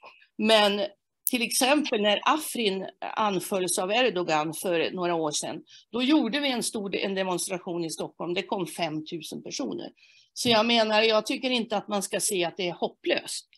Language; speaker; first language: Swedish; native; Swedish